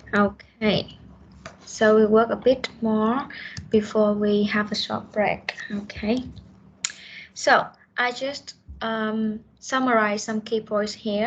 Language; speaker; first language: English; non-native, fluent; Vietnamese